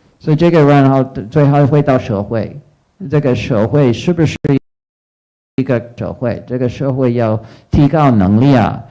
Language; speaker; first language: Chinese; non-native, fluent; English